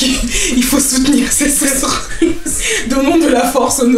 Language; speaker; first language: French; native; French